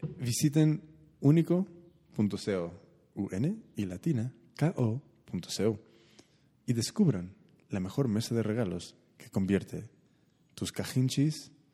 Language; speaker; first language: Spanish; early bilingual, heritage; Spanish